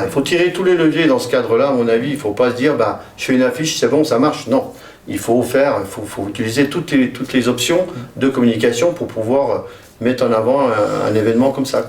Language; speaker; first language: French; native; French